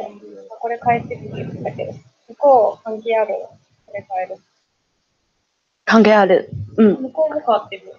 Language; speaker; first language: Japanese; non-native, fluent; Chinese